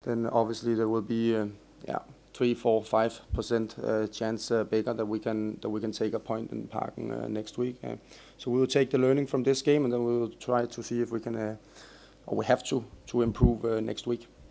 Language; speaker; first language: English; non-native, fluent; Danish